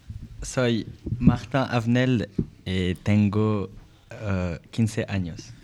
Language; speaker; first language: Spanish; non-native, learner; French